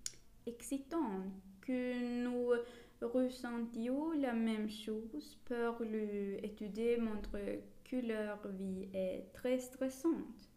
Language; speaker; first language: French; non-native, learner; Swedish